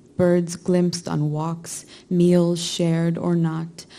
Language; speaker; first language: English; native; English